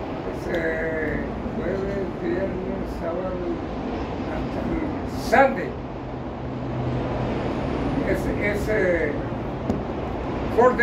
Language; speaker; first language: English; non-native, learner; Spanish